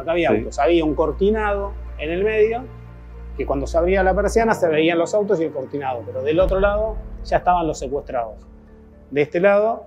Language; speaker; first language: Spanish; native; Spanish